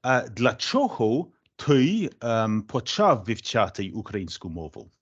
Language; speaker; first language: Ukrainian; non-native, fluent; English